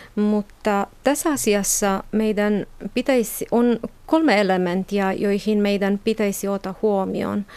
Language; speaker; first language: Finnish; non-native, fluent; Romanian